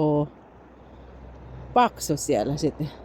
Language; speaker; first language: Finnish; non-native, learner; Bikol